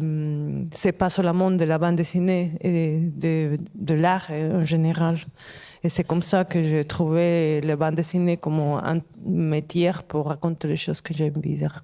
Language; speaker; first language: French; non-native, fluent; Spanish